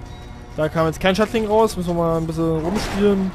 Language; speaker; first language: German; native; German